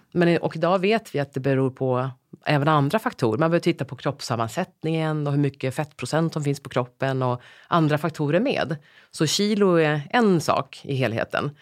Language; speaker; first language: Swedish; native; Swedish